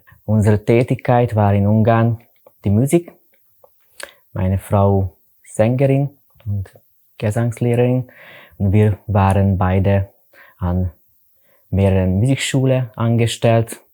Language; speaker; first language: German; non-native, learner; Hungarian